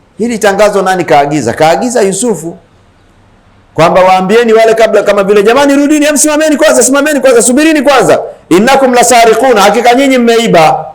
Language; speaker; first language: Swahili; native; Swahili